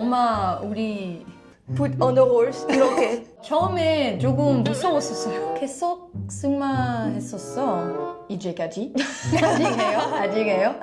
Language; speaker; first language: Korean; non-native, learner; French